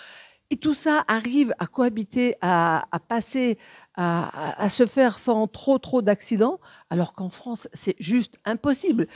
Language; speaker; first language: French; native; French